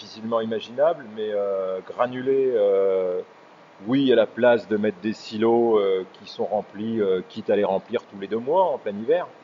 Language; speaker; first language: French; native; French